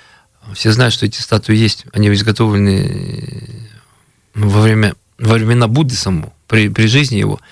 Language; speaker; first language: Russian; native; Russian